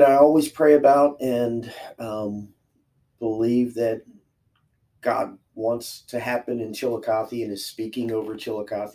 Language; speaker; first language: English; native; English